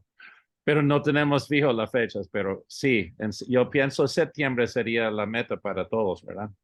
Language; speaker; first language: Spanish; early bilingual, heritage; English